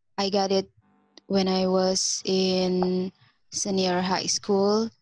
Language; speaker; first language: English; non-native, fluent; Indonesian